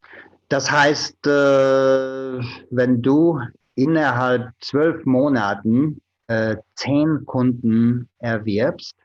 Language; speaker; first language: German; non-native, fluent; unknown